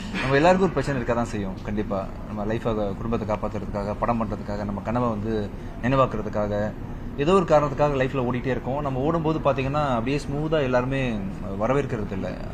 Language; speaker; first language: Tamil; native; Tamil